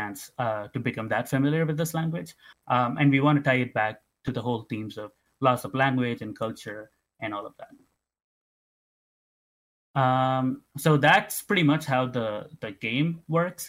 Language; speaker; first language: English; non-native, local second language; Tamil